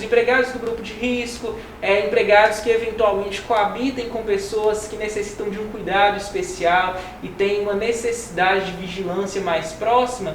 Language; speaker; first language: Portuguese; native; Portuguese